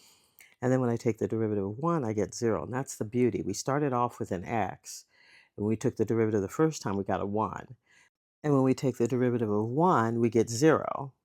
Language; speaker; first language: English; native; English